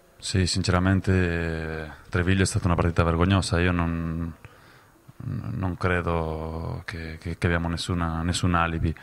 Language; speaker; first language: Italian; non-native, fluent; Spanish